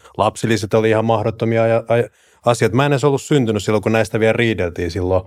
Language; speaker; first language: Finnish; early bilingual, other home language; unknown